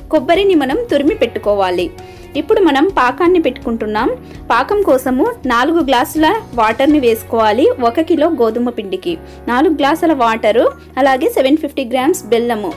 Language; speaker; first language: Telugu; non-native, local second language; Urdu